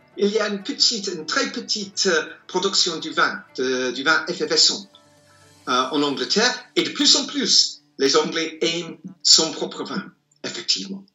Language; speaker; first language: French; non-native, fluent; English